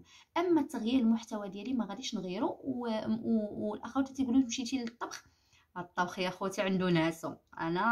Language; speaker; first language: Arabic; native; Arabic